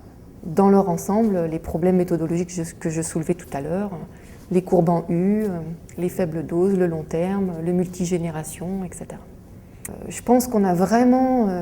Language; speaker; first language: French; native; French